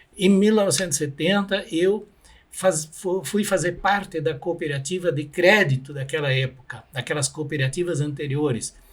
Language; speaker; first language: Portuguese; non-native, local second language; German